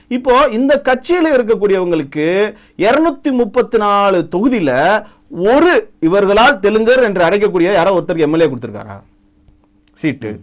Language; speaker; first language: Tamil; non-native, local second language; Telugu